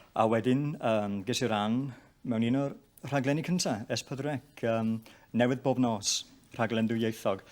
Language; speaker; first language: Welsh; non-native, local second language; English